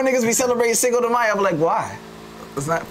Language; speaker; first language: English; native; English